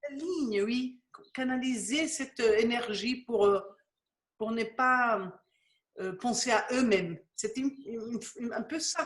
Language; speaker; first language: French; non-native, fluent; Spanish